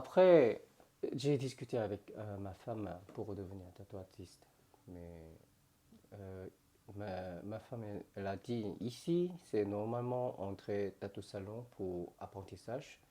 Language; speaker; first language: French; non-native, learner; Korean